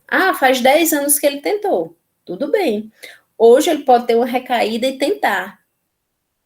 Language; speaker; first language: Portuguese; native; Portuguese